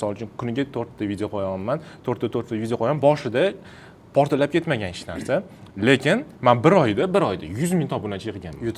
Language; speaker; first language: Uzbek; non-native, local second language; Russian